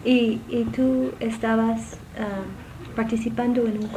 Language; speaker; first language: Spanish; non-native, fluent; English